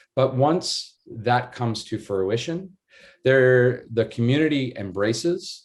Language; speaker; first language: English; native; English